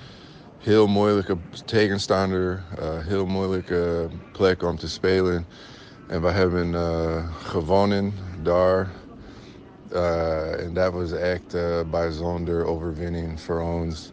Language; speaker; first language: Dutch; non-native, fluent; English